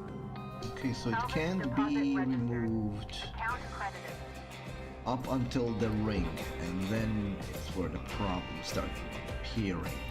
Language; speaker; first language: English; native; English